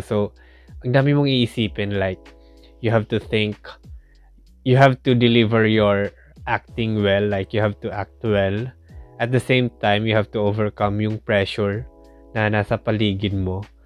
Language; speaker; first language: English; non-native, local second language; Filipino